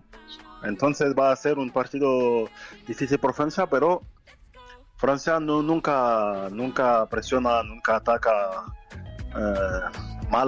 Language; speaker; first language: Spanish; non-native, fluent; French